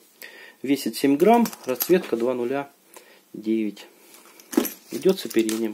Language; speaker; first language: Russian; native; Russian